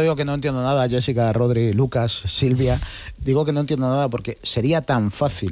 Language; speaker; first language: Spanish; native; Spanish